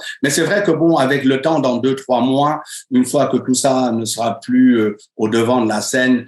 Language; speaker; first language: French; native; French